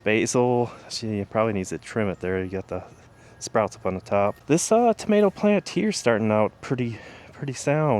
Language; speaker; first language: English; native; English